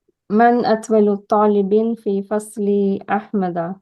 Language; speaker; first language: Arabic; non-native, learner; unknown